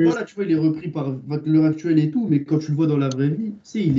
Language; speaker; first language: French; native; French